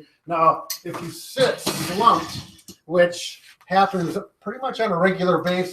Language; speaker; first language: English; native; English